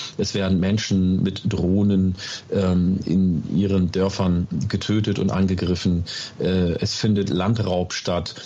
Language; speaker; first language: German; early bilingual, other home language; Oromo